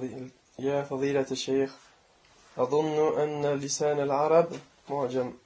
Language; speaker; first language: Arabic; non-native, learner; French